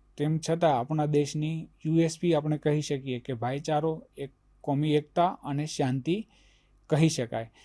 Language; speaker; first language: Gujarati; native; Gujarati